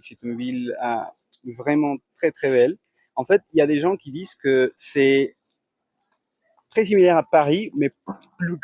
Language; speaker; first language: French; non-native, fluent; Spanish